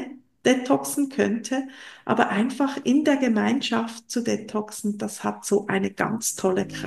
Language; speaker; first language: German; non-native, local second language; French